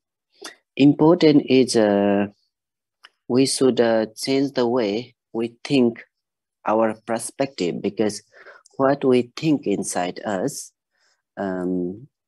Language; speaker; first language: English; non-native, fluent; Vietnamese